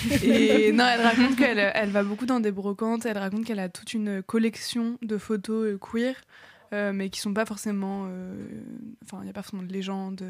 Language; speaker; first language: French; native; French